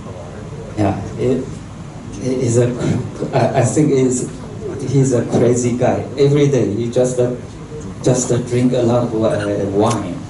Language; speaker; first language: English; non-native, local second language; Chinese